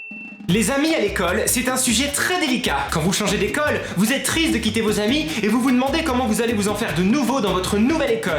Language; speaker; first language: French; native; French